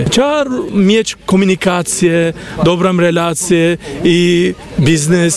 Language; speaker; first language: Polish; non-native, learner; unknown